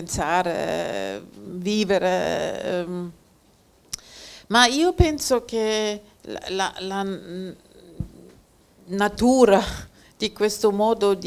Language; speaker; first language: Italian; non-native, fluent; German